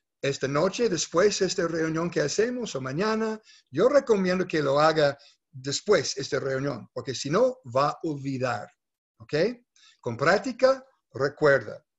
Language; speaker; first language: Spanish; non-native, fluent; English